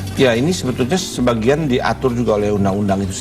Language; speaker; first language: Indonesian; native; Indonesian